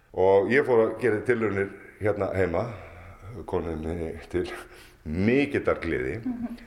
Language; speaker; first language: Icelandic; native; Icelandic